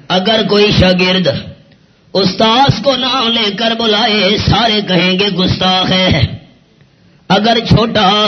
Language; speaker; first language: Urdu; non-native, local second language; Pashto